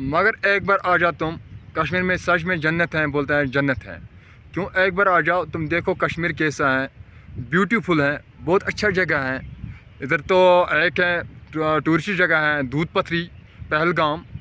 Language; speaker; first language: Hindi; non-native, local second language; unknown